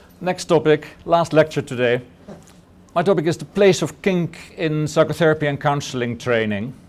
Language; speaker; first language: English; non-native, fluent; Dutch